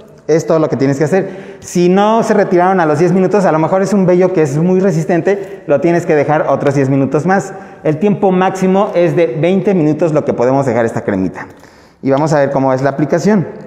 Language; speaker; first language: Spanish; native; Spanish